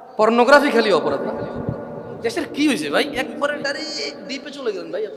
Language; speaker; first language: Bangla; early bilingual, heritage; Bangla